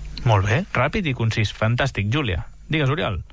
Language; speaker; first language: Catalan; native; Catalan